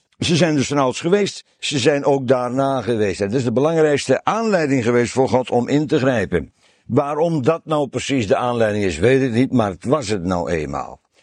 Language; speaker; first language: Dutch; native; Dutch